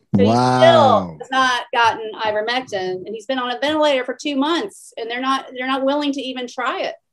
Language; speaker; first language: English; native; English